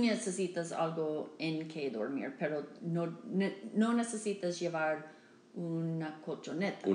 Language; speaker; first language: Spanish; non-native, learner; English